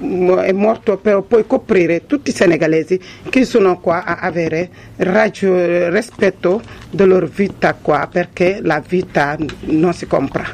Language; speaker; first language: Italian; non-native, learner; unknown